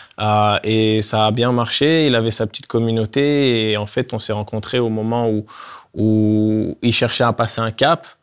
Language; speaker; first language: French; native; French